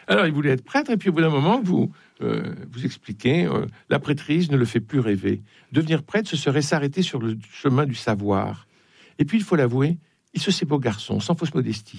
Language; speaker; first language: French; native; French